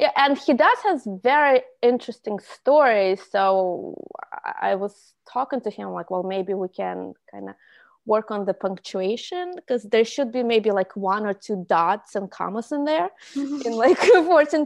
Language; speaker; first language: English; non-native, fluent; Russian